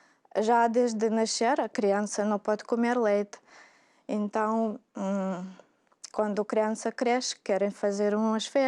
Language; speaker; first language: Portuguese; non-native, fluent; Russian